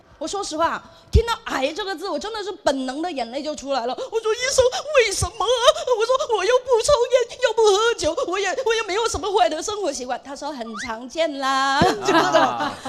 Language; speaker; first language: Chinese; non-native, local second language; Hakka Chinese